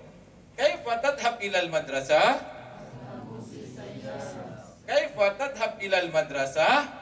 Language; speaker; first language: Arabic; non-native, fluent; Malay